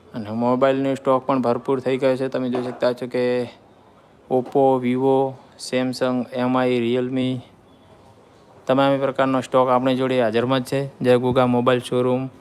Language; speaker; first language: Gujarati; native; Gujarati